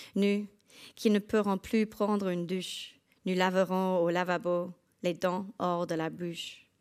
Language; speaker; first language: French; non-native, learner; English